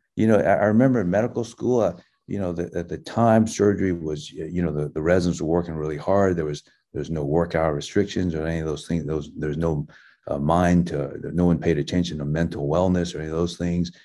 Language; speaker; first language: English; early bilingual, other home language; Min Nan Chinese